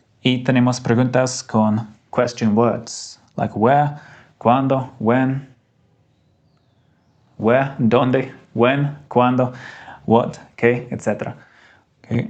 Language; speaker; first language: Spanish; non-native, fluent; English